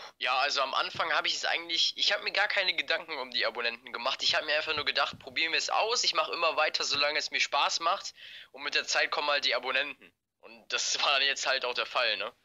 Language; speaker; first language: German; native; German